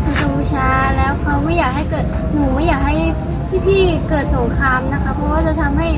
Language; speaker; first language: Thai; non-native, fluent; Khmer